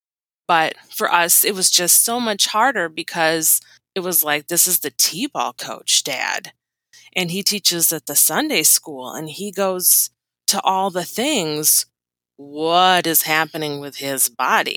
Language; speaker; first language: English; native; English